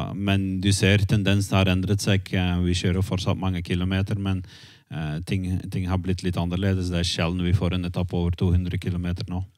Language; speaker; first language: Norwegian; non-native, fluent; Dutch